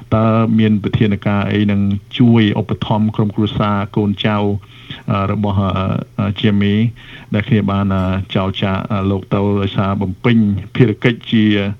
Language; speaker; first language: Khmer; early bilingual, other home language; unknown